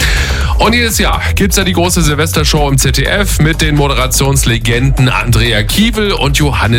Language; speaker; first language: German; native; German